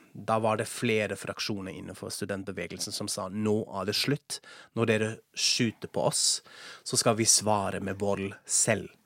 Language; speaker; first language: Norwegian; non-native, fluent; German